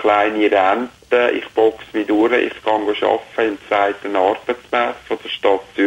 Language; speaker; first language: German; native; German